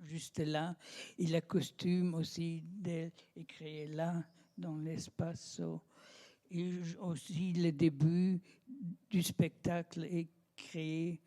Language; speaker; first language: French; non-native, learner; German